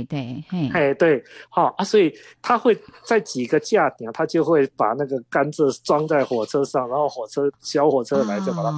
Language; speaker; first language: Chinese; native; Chinese